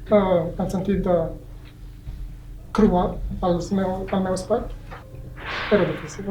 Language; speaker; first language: Catalan; non-native, learner; Arabic